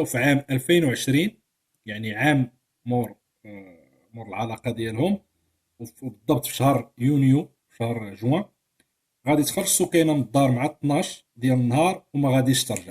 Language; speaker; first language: Arabic; native; Arabic